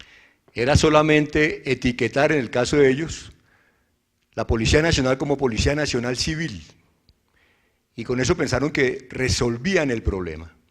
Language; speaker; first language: Spanish; native; Spanish